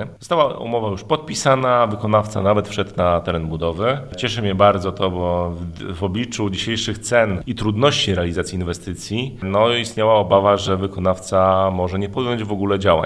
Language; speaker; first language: Polish; native; Polish